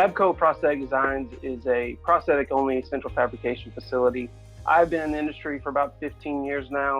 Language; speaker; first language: English; native; English